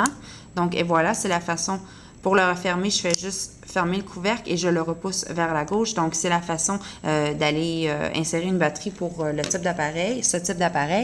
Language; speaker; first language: French; native; French